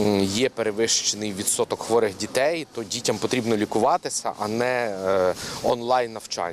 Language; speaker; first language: Ukrainian; native; Ukrainian